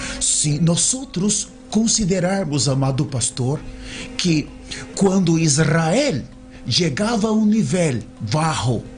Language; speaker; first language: Spanish; non-native, learner; Portuguese